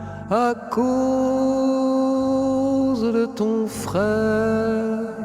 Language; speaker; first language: French; native; French